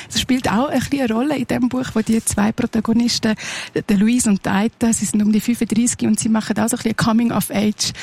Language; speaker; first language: German; non-native, local second language; Romansh